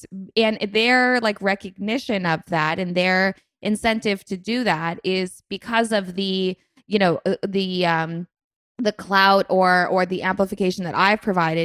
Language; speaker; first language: English; native; English